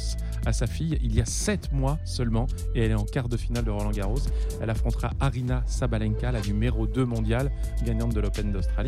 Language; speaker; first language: French; native; French